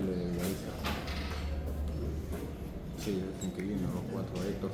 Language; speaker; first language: Spanish; native; Spanish